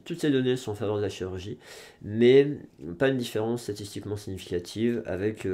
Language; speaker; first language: French; native; French